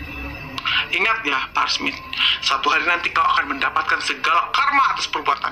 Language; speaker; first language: Indonesian; native; Indonesian